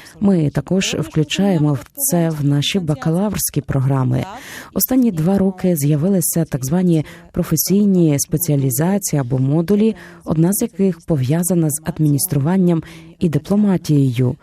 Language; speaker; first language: Ukrainian; non-native, fluent; Polish